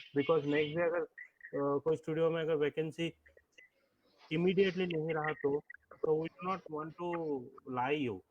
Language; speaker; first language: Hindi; non-native, local second language; Bangla